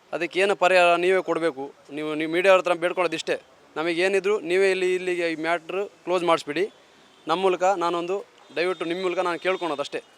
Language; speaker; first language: Kannada; non-native, local second language; Lambadi